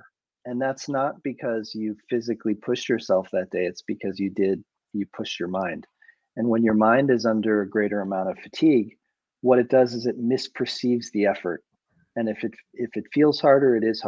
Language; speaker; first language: English; native; English